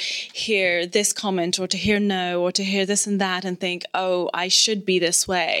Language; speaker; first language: English; native; English